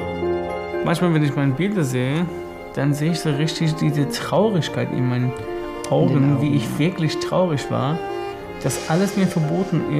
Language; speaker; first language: German; non-native, fluent; Persian